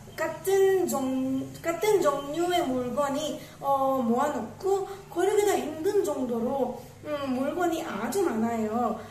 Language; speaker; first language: Korean; non-native, learner; Tamil